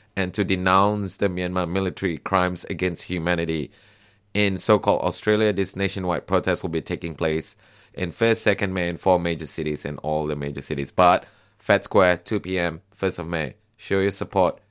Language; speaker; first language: English; non-native, local second language; Malay